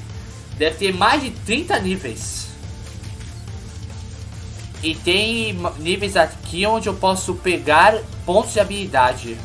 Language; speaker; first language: Portuguese; native; Portuguese